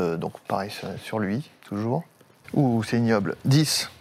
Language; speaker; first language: French; native; French